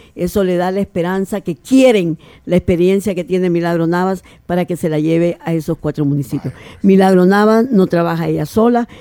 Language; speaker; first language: Spanish; native; Spanish